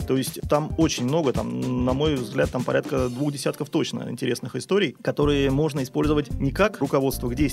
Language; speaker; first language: Russian; native; Russian